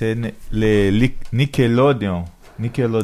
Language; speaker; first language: French; non-native, learner; Portuguese